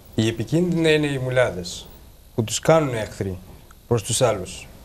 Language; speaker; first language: Greek; non-native, fluent; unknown